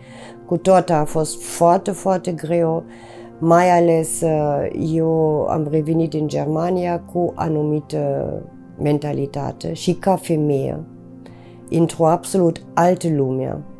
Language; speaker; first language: Romanian; non-native, fluent; German